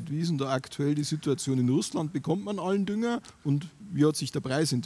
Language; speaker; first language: German; native; German